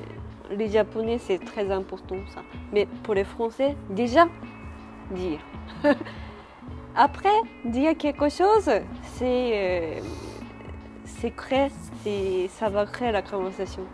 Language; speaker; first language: French; non-native, learner; Japanese